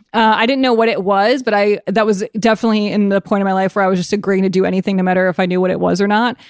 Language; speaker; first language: English; native; English